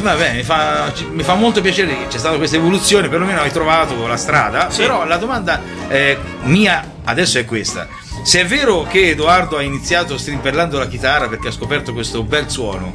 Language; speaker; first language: Italian; native; Italian